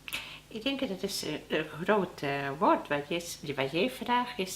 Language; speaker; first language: Dutch; non-native, learner; Spanish